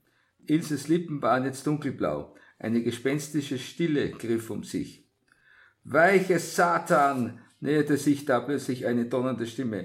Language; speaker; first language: German; native; German